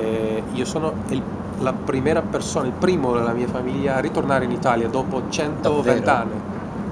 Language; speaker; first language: Italian; non-native, fluent; Portuguese